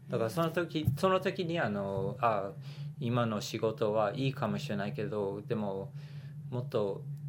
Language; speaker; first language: Japanese; non-native, fluent; English